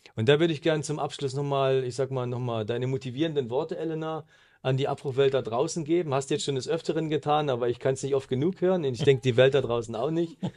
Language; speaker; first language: German; native; German